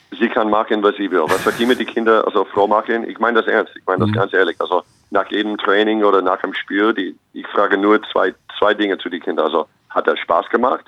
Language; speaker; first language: German; non-native, fluent; English